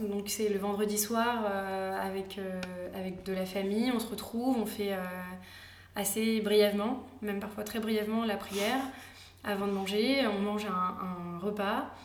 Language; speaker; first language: French; native; French